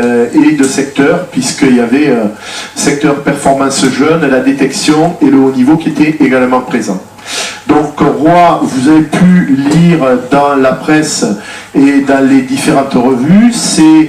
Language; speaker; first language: French; native; French